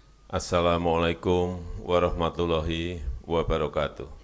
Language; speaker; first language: Indonesian; native; Indonesian